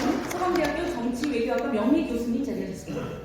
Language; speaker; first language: Korean; native; Korean